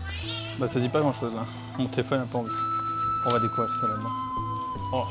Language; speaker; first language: French; native; French